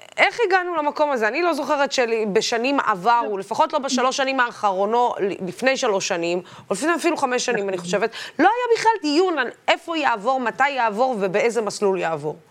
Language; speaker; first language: Hebrew; non-native, local second language; Arabic